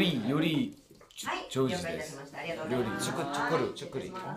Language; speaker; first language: Japanese; non-native, learner; Korean